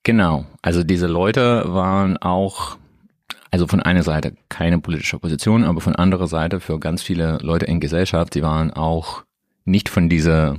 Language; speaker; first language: German; non-native, learner; Russian